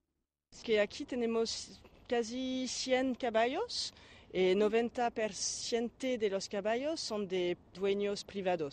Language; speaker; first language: Spanish; non-native, fluent; French